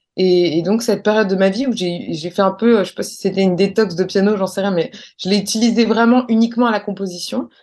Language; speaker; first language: French; native; French